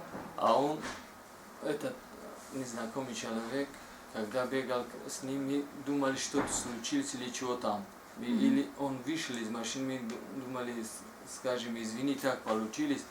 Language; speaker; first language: Russian; non-native, learner; Tajik